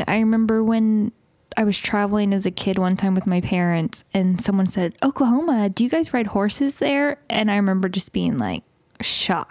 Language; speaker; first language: English; native; English